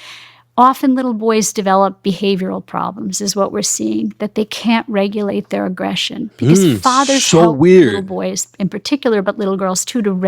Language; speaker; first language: English; native; English